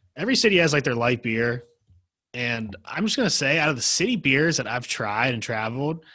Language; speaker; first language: English; native; English